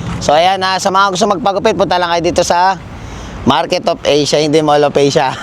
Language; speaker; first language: Filipino; native; Filipino